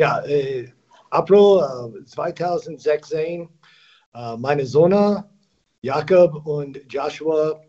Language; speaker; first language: German; non-native, learner; English